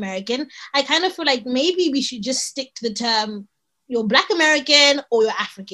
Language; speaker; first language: English; native; English